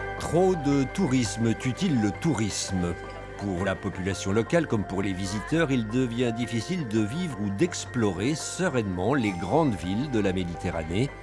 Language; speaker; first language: French; native; French